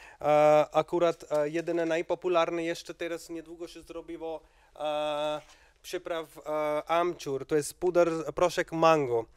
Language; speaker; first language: Polish; non-native, learner; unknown